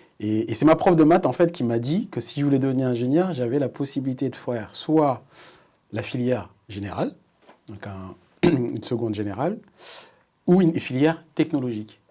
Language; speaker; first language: French; early bilingual, other home language; Wolof